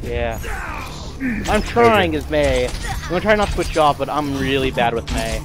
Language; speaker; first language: English; native; English